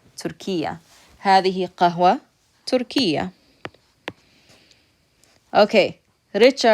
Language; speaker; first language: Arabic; non-native, fluent; English